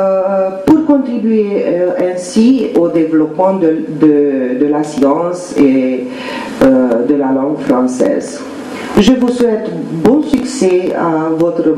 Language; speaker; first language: French; non-native, fluent; Romanian